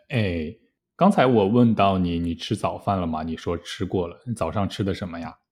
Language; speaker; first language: Chinese; native; Chinese